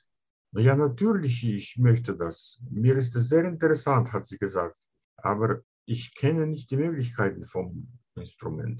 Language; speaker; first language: German; non-native, fluent; Russian